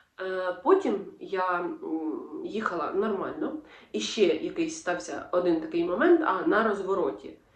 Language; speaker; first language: Ukrainian; non-native, local second language; Russian